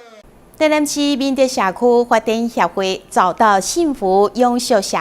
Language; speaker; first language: Chinese; native; Chinese